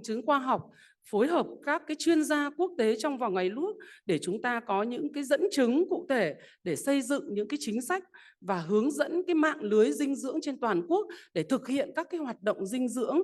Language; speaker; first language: Vietnamese; native; Vietnamese